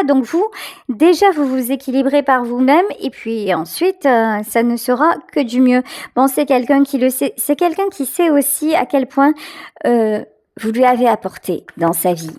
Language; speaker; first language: French; native; French